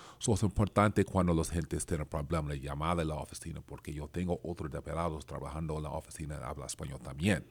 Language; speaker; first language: Spanish; non-native, learner; English